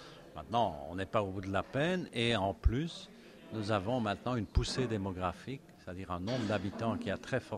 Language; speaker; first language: French; native; French